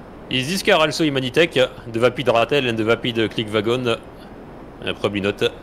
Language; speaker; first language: English; non-native, fluent; French